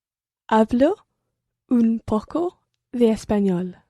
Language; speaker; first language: Spanish; non-native, learner; English